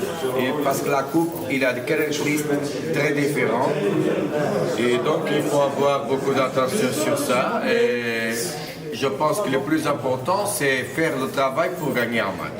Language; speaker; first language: French; non-native, fluent; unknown